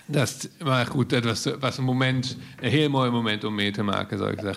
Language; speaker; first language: Dutch; non-native, fluent; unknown